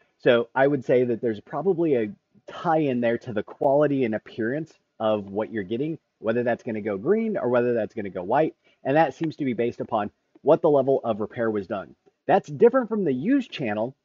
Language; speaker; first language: English; native; English